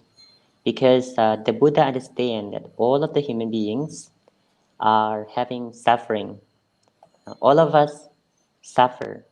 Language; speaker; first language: English; non-native, fluent; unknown